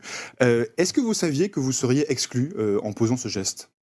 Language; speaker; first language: French; native; French